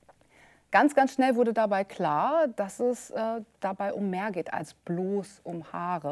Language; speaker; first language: German; native; German